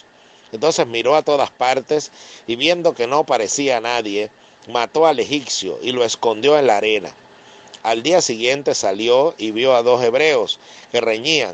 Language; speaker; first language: Spanish; native; Spanish